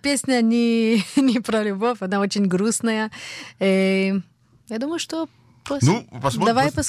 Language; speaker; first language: Russian; early bilingual, heritage; Hebrew